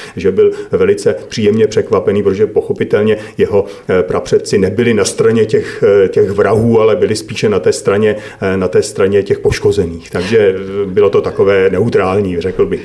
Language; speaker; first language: Czech; native; Czech